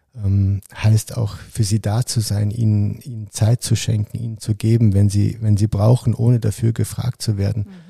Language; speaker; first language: German; early bilingual, other home language; Arabic